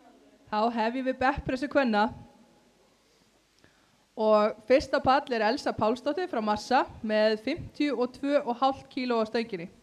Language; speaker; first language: Icelandic; native; Icelandic